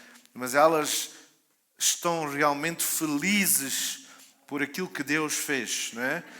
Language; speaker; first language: Portuguese; native; Portuguese